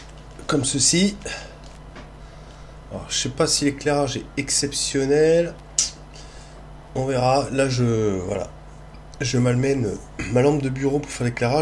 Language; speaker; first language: French; native; French